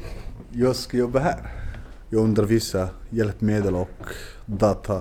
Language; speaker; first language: Swedish; non-native, learner; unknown